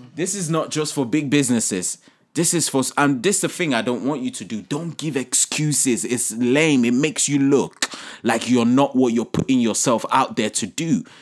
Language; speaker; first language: English; non-native, local second language; Yoruba